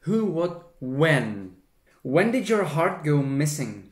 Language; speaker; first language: English; non-native, fluent; Czech